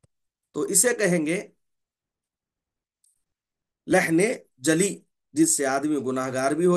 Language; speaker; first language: Urdu; native; Urdu